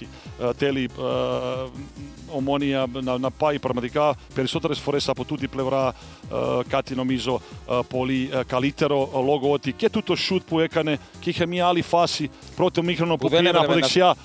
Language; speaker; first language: Greek; non-native, fluent; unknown